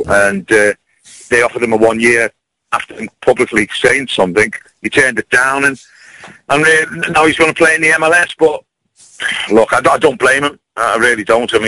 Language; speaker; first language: English; native; English